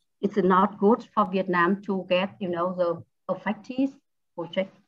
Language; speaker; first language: English; non-native, learner; Vietnamese